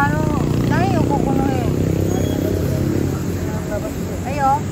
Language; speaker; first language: Japanese; non-native, fluent; Filipino